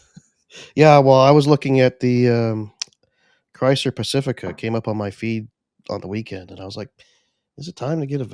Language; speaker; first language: English; native; English